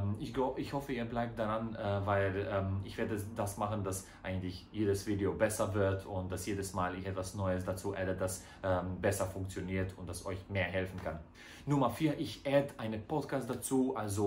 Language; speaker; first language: German; non-native, fluent; Croatian